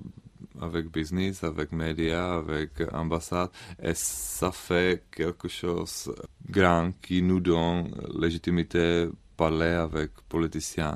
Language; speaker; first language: French; non-native, learner; Czech